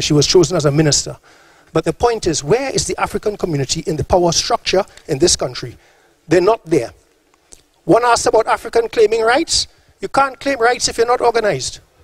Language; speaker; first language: English; early bilingual, other home language; Norwegian